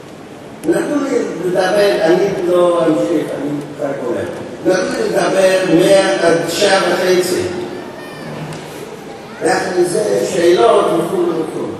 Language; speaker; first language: Hebrew; non-native, fluent; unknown